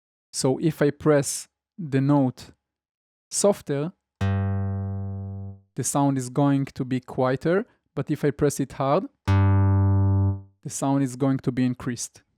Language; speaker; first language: English; non-native, fluent; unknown